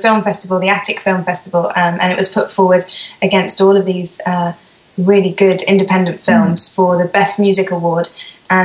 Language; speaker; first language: English; native; English